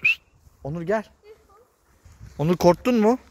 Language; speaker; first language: Turkish; native; Turkish